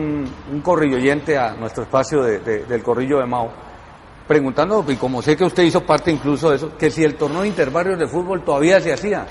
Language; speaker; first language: Spanish; native; Spanish